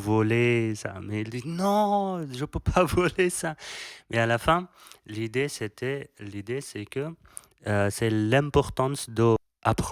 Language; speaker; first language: French; non-native, learner; Persian